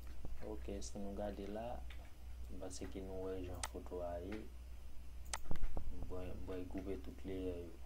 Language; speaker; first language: French; non-native, learner; Haitian Creole